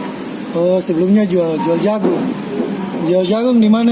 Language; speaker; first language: Malay; native; Malay